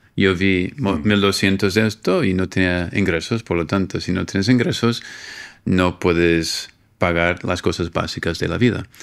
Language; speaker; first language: Spanish; non-native, fluent; English